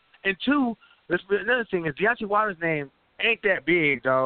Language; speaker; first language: English; native; English